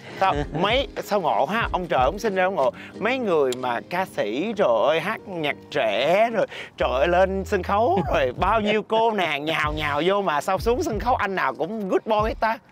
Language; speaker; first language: Vietnamese; native; Vietnamese